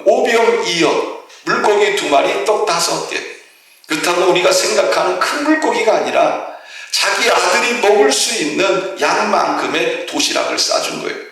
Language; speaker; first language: Korean; native; Korean